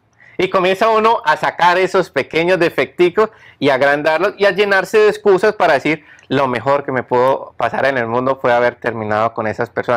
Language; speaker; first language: Spanish; native; Spanish